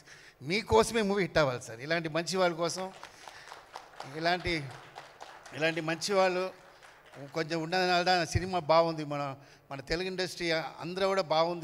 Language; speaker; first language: Telugu; non-native, fluent; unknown